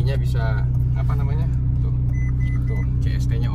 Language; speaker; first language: Indonesian; native; Indonesian